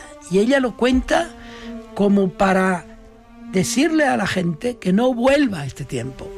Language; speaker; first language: Spanish; native; Spanish